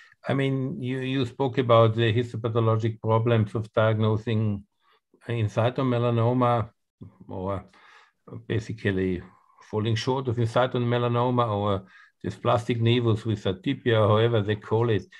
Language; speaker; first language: English; non-native, fluent; German